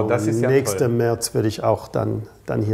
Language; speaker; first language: German; non-native, fluent; English